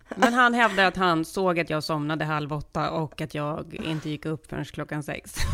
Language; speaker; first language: Swedish; early bilingual, heritage; Swedish